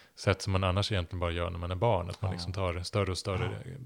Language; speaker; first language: Swedish; non-native, fluent; German